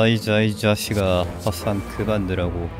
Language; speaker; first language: Korean; native; Korean